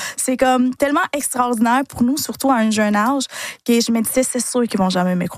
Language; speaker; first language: French; non-native, fluent; Spanish